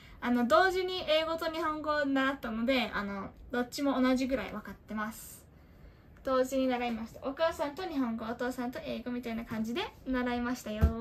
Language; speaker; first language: Japanese; early bilingual, heritage; Japanese